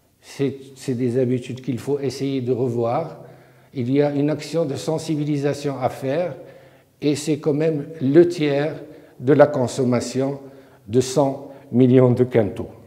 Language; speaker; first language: French; non-native, local second language; Arabic